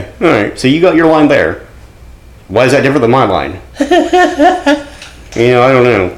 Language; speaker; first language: English; native; English